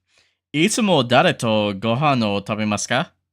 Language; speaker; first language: Japanese; non-native, learner; English